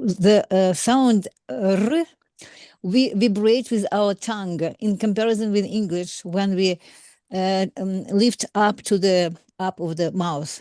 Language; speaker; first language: English; non-native, learner; Russian